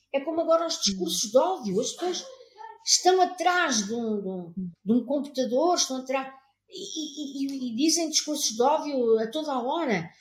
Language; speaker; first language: Portuguese; native; Portuguese